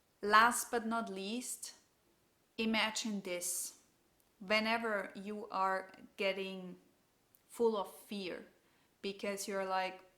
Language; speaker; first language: English; non-native, fluent; German